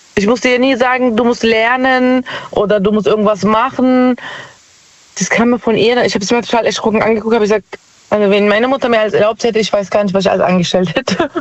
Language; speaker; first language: German; native; German